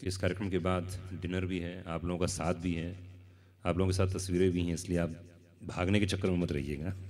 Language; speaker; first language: Hindi; native; Hindi